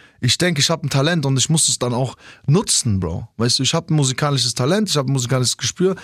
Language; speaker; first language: German; early bilingual, other home language; Albanian